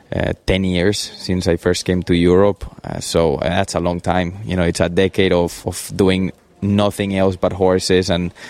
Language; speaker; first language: English; early bilingual, other home language; Spanish